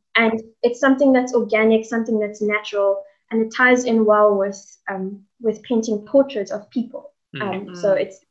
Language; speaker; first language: English; native; English